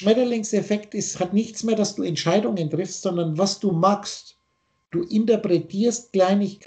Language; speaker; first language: German; native; German